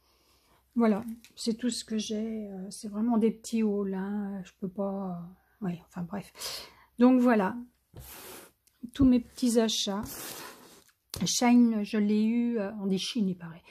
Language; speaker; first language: French; native; French